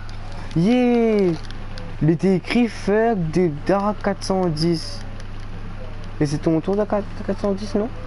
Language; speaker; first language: French; non-native, local second language; Réunion Creole French